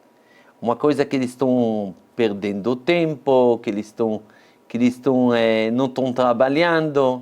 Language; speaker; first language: Portuguese; non-native, fluent; Hebrew